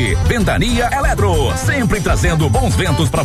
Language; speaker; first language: Portuguese; native; Portuguese